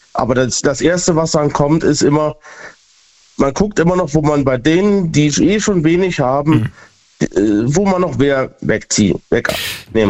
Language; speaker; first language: German; native; German